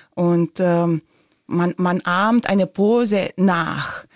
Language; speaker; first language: German; non-native, fluent; Romanian